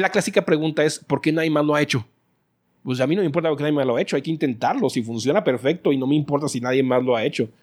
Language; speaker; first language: Spanish; native; Spanish